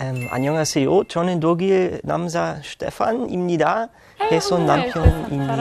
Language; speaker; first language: Korean; non-native, learner; German